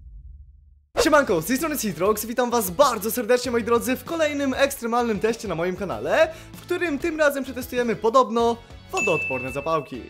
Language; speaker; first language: Polish; native; Polish